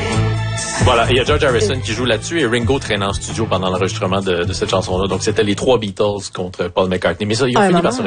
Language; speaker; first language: French; native; French